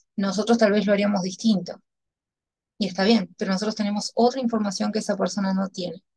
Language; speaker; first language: Spanish; native; Spanish